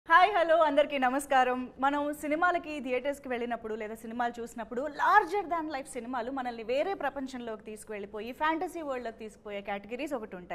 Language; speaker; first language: Telugu; native; Telugu